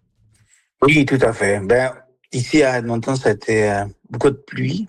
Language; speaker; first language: French; non-native, fluent; Spanish